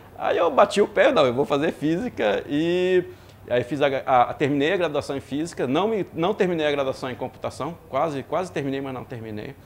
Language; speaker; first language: Portuguese; early bilingual, other home language; French